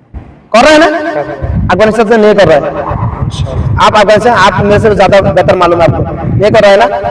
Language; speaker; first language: Hindi; non-native, fluent; Bangla